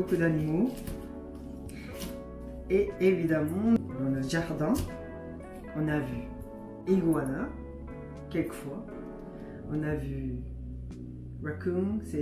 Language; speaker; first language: French; non-native, fluent; Japanese